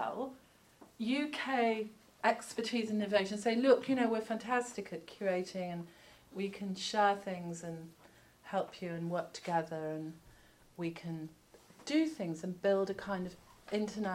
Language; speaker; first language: English; native; English